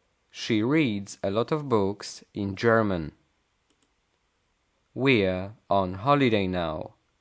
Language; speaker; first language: English; non-native, fluent; Polish